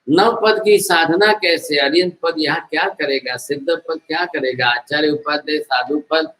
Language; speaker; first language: Hindi; non-native, local second language; Gujarati